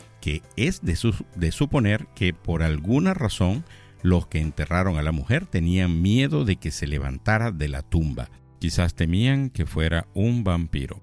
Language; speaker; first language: Spanish; native; Spanish